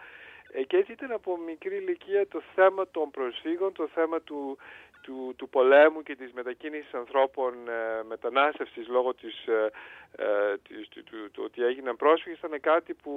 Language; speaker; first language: Greek; early bilingual, heritage; Greek